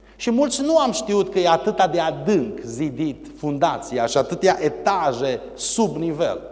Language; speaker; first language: Romanian; early bilingual, heritage; Romanian